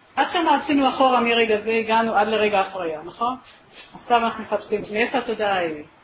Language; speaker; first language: Hebrew; native; Hebrew